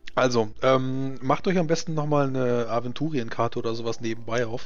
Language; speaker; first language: German; native; German